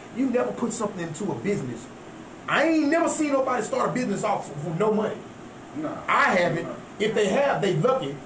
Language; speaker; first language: English; native; English